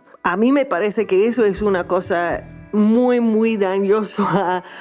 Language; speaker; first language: Spanish; non-native, fluent; English